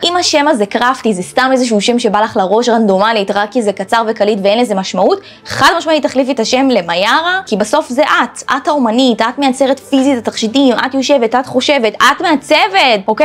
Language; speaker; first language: Hebrew; native; Hebrew